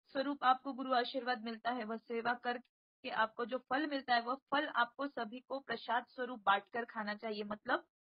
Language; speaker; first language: Hindi; non-native, local second language; Marathi